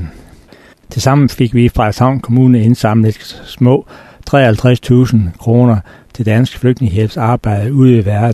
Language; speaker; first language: Danish; native; Danish